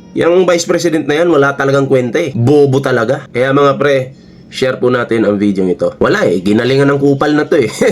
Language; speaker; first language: Filipino; native; Filipino